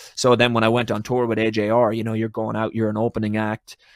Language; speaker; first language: English; native; English